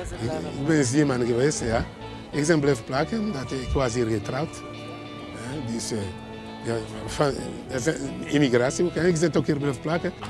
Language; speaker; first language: Dutch; non-native, learner; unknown